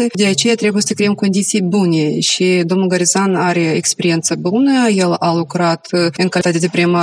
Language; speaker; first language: Romanian; non-native, local second language; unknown